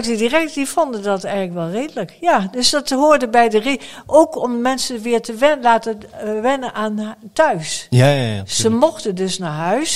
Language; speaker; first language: Dutch; native; Dutch